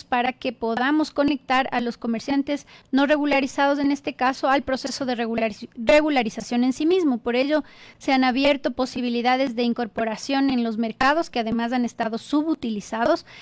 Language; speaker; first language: Spanish; native; Spanish